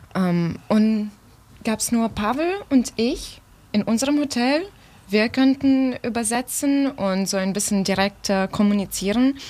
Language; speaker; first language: German; non-native, fluent; Ukrainian